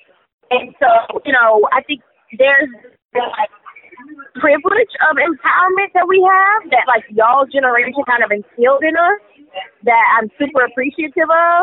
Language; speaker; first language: English; native; English